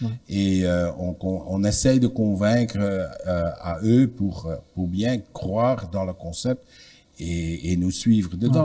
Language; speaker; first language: French; non-native, fluent; Dutch